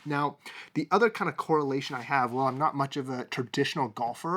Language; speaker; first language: English; native; English